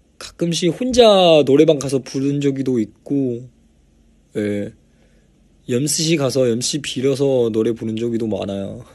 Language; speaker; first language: Korean; non-native, fluent; Chinese